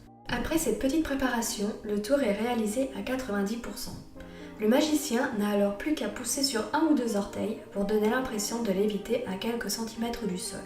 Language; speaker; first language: French; native; French